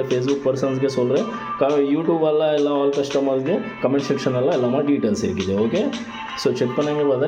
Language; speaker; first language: Tamil; non-native, learner; Kannada